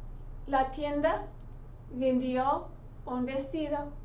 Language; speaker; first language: Spanish; non-native, fluent; English